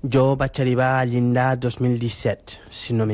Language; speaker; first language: Catalan; non-native, fluent; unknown